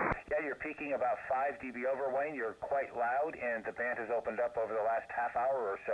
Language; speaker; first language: English; native; English